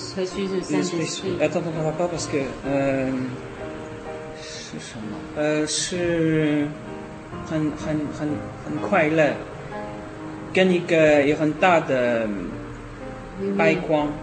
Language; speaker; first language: Chinese; non-native, learner; French